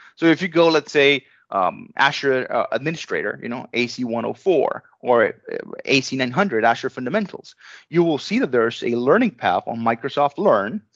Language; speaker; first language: English; non-native, fluent; Spanish